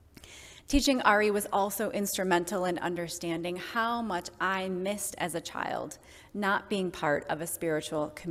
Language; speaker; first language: English; native; English